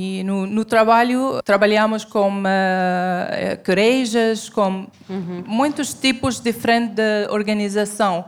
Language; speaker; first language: Portuguese; non-native, fluent; Arabic